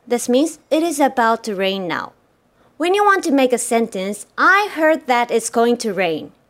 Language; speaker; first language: English; non-native, fluent; Japanese